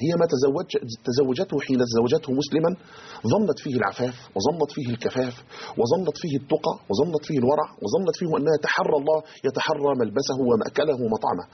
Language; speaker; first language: Arabic; native; Arabic